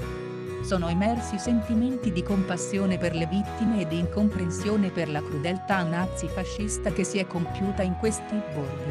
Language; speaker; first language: Italian; native; Italian